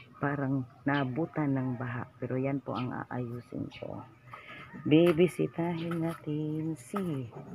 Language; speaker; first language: Filipino; non-native, local second language; Cebuano